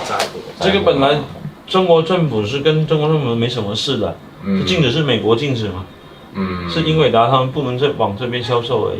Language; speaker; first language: Chinese; native; Chinese